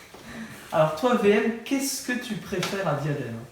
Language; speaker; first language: French; native; French